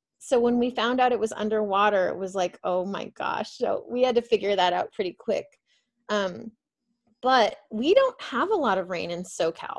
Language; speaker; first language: English; native; English